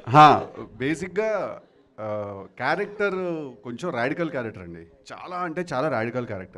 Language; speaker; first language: Telugu; native; Telugu